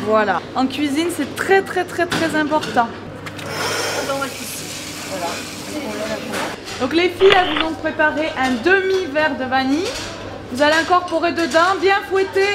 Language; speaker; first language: French; native; French